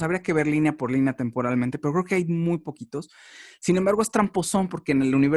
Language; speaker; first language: Spanish; native; Spanish